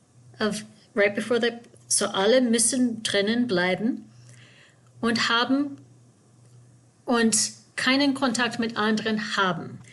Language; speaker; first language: German; non-native, fluent; English